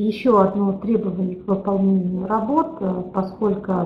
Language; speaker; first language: Russian; native; Russian